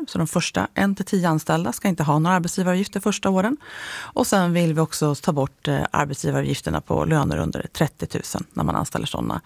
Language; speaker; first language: Swedish; native; Swedish